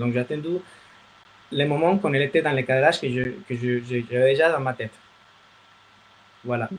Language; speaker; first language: French; non-native, fluent; Spanish